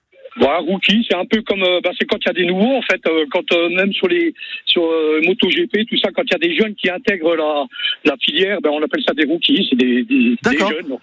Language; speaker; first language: French; native; French